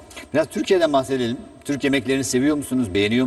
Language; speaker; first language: Turkish; native; Turkish